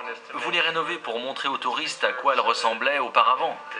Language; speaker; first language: French; native; French